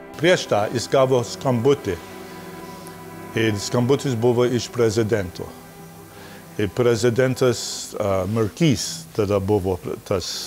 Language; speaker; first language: Lithuanian; early bilingual, heritage; Lithuanian